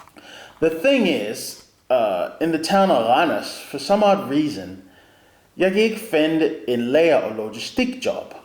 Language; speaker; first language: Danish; non-native, learner; English